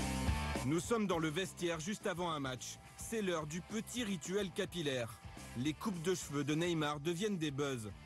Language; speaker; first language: French; native; French